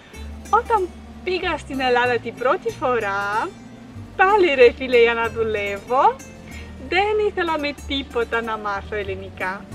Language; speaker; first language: Greek; non-native, learner; Romanian